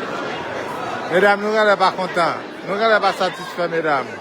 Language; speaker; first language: French; non-native, local second language; Haitian Creole